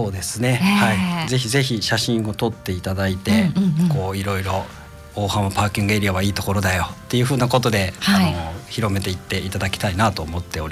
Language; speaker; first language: Japanese; native; Japanese